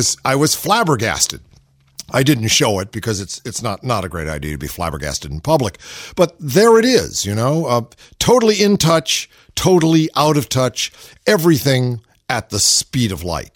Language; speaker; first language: English; native; English